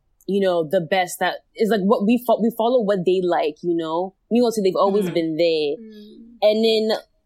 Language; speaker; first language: English; non-native, local second language; Akan